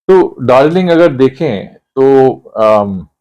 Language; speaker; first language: Hindi; non-native, local second language; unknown